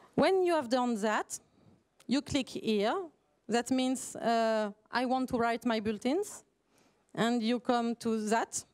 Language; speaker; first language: English; non-native, fluent; French